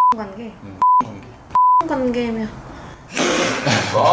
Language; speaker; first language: Korean; non-native, fluent; Vietnamese